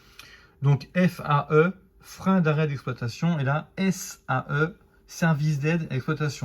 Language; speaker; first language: French; native; French